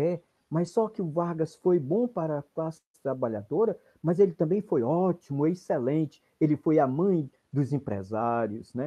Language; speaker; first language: Portuguese; native; Portuguese